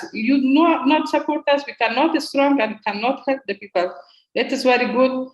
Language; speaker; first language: English; non-native, learner; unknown